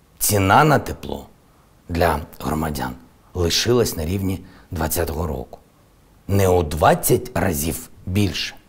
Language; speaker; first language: Ukrainian; non-native, local second language; Russian